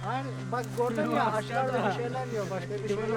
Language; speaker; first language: Turkish; non-native, learner; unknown